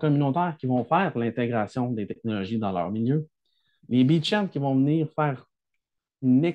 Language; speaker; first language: French; native; French